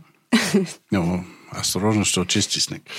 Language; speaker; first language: Russian; non-native, learner; English